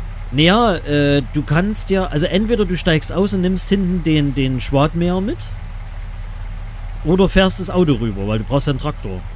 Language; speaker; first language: German; native; German